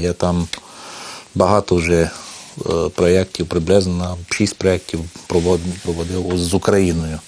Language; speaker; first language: Ukrainian; early bilingual, heritage; Ukrainian